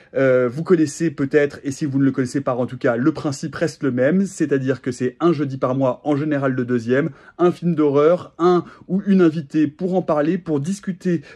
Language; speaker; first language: French; native; French